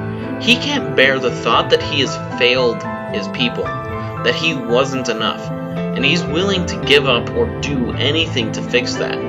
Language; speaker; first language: English; native; English